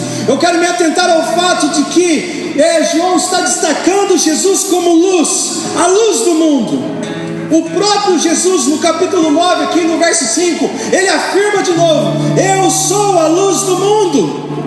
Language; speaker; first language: Portuguese; native; Portuguese